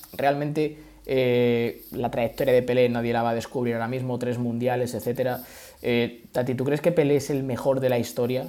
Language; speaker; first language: Spanish; native; Spanish